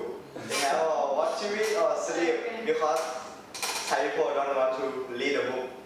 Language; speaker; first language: English; non-native, learner; Thai